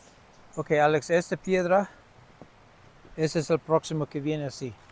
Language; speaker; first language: Spanish; non-native, learner; English